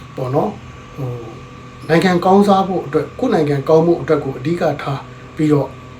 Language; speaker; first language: Burmese; non-native, local second language; Karen languages